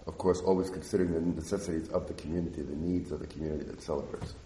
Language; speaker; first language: English; native; English